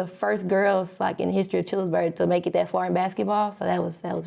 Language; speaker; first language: English; native; English